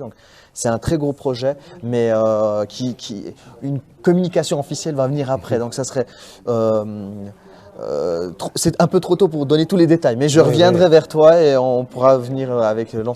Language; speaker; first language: French; native; French